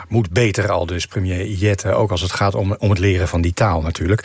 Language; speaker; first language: Dutch; native; Dutch